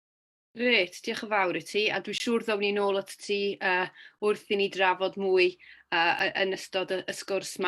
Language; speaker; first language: Welsh; native; Welsh